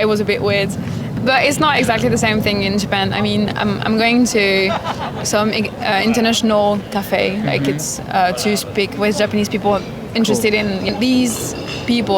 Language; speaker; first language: English; non-native, fluent; French